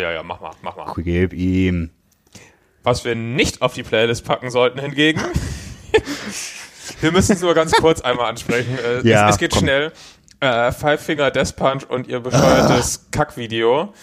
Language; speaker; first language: German; native; German